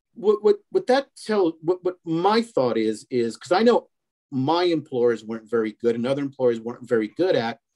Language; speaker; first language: English; early bilingual, other home language; Spanish